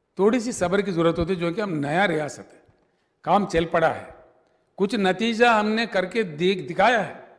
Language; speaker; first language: Hindi; non-native, local second language; Telugu